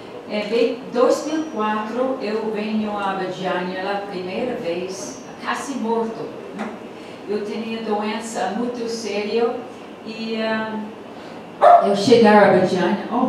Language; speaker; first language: Portuguese; non-native, learner; English